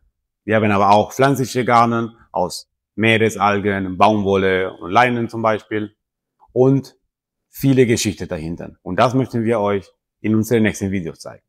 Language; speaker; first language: German; non-native, fluent; Spanish